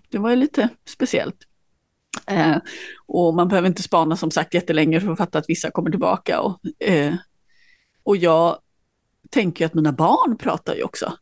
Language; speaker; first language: Swedish; native; Swedish